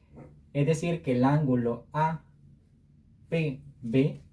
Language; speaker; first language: Spanish; native; Spanish